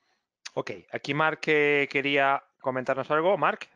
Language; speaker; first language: Spanish; native; Spanish